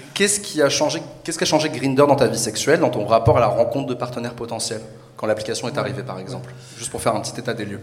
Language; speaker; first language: French; native; French